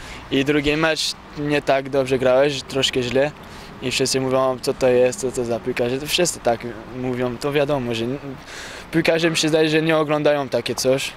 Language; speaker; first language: Polish; early bilingual, heritage; French